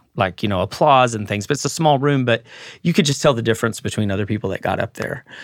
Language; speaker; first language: English; native; English